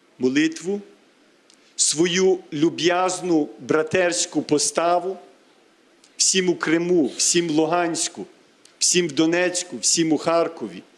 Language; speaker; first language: Ukrainian; early bilingual, heritage; Ukrainian